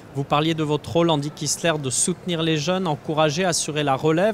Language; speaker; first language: French; native; French